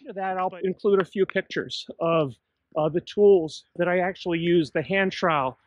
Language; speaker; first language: English; native; English